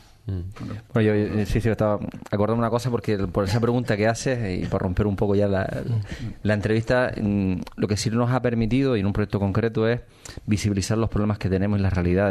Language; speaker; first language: Spanish; native; Spanish